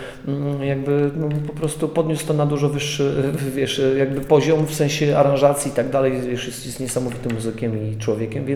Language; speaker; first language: Polish; native; Polish